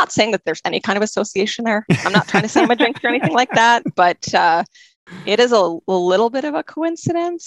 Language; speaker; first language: English; native; English